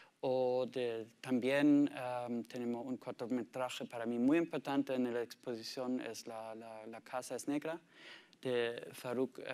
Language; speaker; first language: Spanish; non-native, learner; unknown